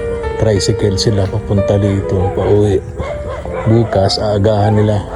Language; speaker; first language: Filipino; native; Filipino